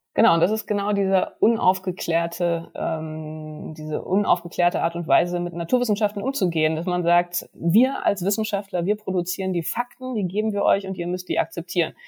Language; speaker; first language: German; native; German